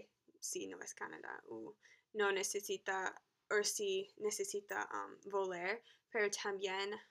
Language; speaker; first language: Spanish; non-native, learner; English